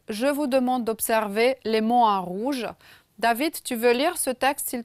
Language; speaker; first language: French; non-native, fluent; Romanian